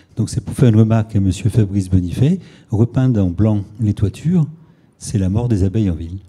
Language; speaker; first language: French; native; French